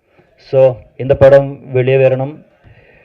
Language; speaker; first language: Tamil; non-native, learner; Malayalam